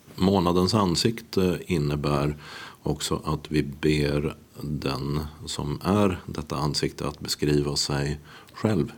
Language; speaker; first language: Swedish; native; Swedish